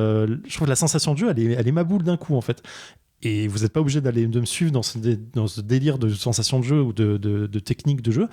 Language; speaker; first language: French; native; French